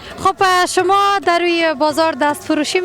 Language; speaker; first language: Persian; native; Persian